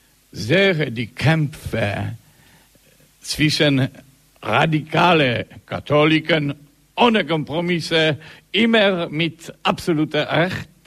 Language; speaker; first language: German; non-native, learner; Polish